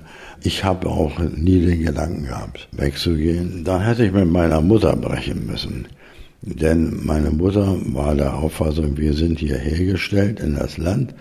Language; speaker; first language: German; native; German